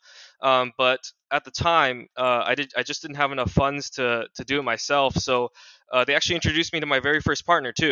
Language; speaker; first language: English; native; English